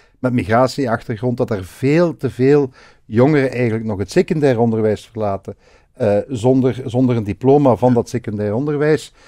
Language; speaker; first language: Dutch; native; Dutch